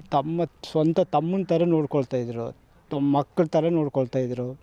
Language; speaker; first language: Kannada; native; Kannada